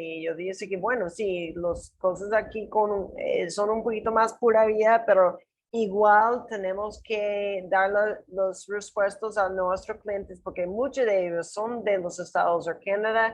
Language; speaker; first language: Spanish; non-native, learner; English